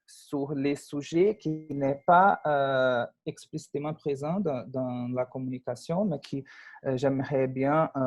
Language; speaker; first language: French; non-native, fluent; Portuguese